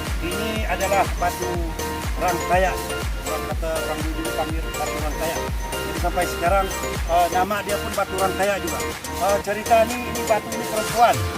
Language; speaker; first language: Malay; non-native, local second language; Central Dusun